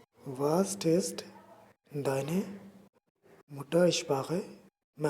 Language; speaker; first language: German; non-native, learner; Urdu